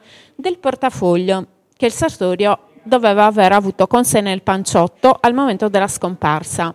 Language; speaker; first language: Italian; native; Italian